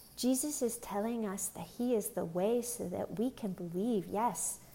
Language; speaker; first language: English; native; English